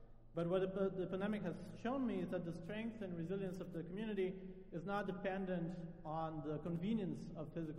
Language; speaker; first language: English; non-native, fluent; Portuguese